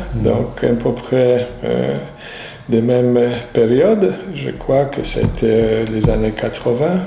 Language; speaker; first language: French; non-native, fluent; Polish